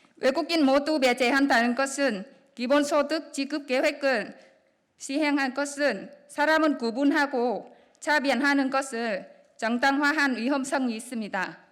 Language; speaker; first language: Korean; non-native, fluent; Vietnamese